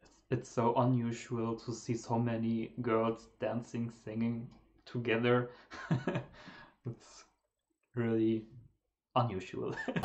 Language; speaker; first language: English; non-native, fluent; German